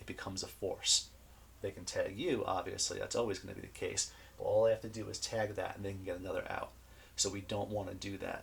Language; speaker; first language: English; native; English